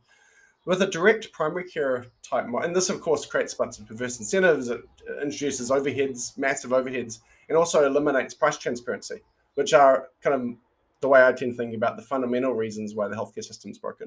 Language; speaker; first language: English; native; English